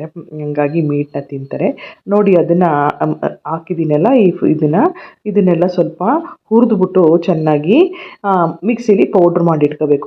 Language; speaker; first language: Kannada; native; Kannada